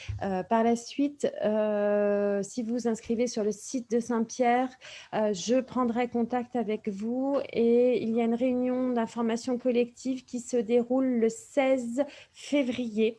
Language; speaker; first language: French; native; French